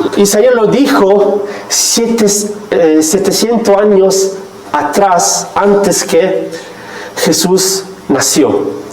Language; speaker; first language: Spanish; non-native, fluent; Italian